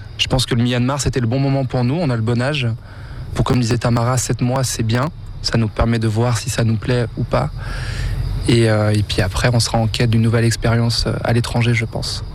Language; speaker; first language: French; native; French